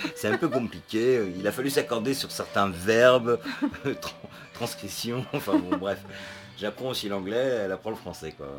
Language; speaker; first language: French; native; French